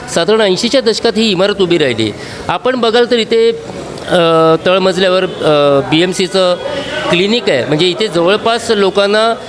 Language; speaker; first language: Marathi; native; Marathi